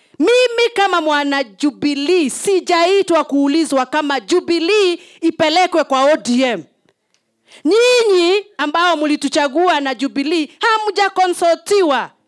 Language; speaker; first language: Swahili; non-native, local second language; Kikuyu